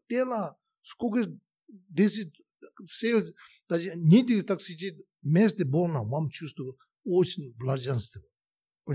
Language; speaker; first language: Russian; non-native, learner; Tibetan